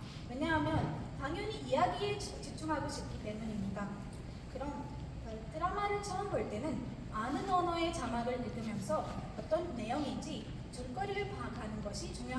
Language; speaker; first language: Korean; non-native, fluent; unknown